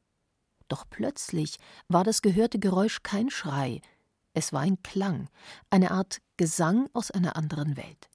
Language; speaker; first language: German; native; German